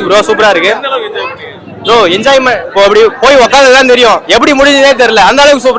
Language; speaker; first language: Tamil; native; Tamil